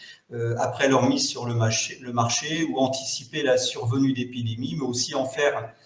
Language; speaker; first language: French; native; French